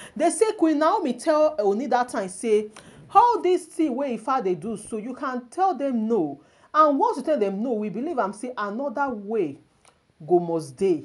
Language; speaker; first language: Nigerian Pidgin; non-native, local second language; Yoruba